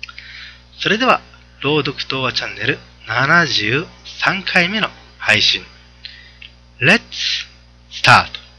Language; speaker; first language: Japanese; native; Japanese